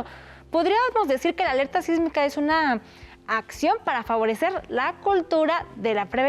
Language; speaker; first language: Spanish; native; Spanish